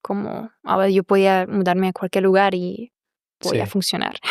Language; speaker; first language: Spanish; non-native, fluent; German